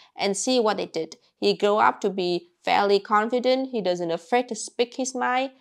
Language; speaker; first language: English; non-native, fluent; Vietnamese